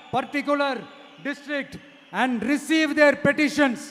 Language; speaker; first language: English; non-native, local second language; Tamil